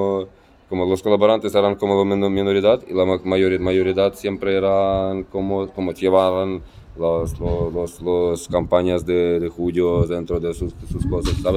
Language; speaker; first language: Spanish; non-native, fluent; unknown